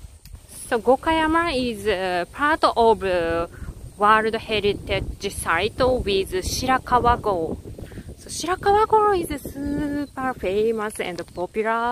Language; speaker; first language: English; non-native, learner; Japanese